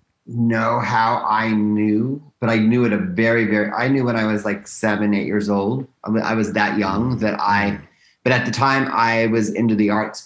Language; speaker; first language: English; native; English